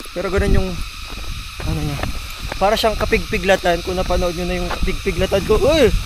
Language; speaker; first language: Filipino; native; Filipino